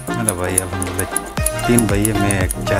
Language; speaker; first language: Hindi; non-native, learner; Bangla